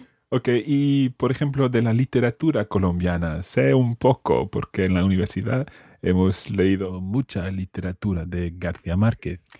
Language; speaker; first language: Spanish; non-native, fluent; English